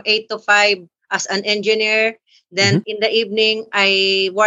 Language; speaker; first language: English; non-native, local second language; Filipino